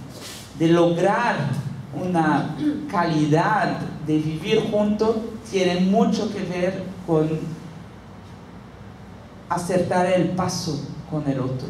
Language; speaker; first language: Spanish; non-native, fluent; Portuguese